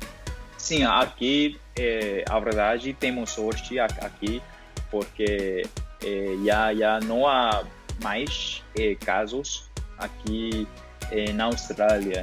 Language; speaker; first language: Portuguese; non-native, learner; Spanish